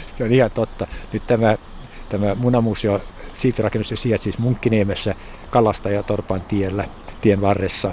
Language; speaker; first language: Finnish; non-native, local second language; Swedish